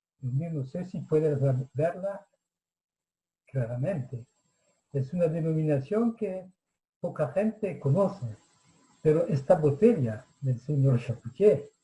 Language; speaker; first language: Spanish; non-native, fluent; French